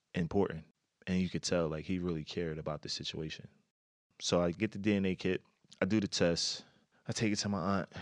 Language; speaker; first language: English; native; English